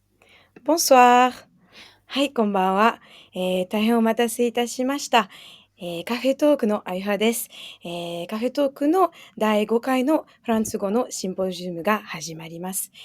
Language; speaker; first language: Japanese; non-native, fluent; French